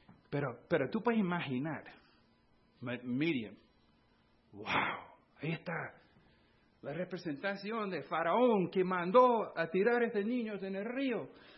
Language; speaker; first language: Spanish; non-native, fluent; English